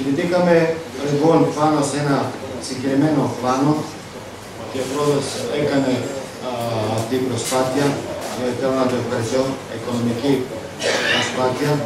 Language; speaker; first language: Greek; non-native, fluent; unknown